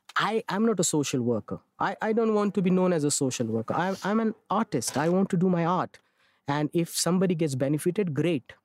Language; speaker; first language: English; non-native, local second language; Marathi